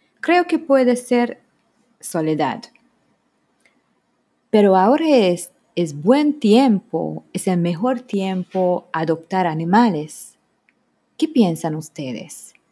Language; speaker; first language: Spanish; non-native, learner; Hungarian